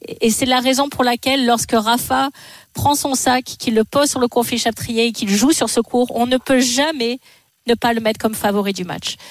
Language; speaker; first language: French; native; French